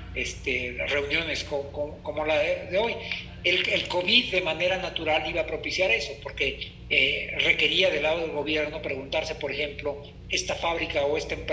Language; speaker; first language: Spanish; native; Spanish